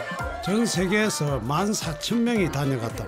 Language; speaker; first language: Korean; native; Korean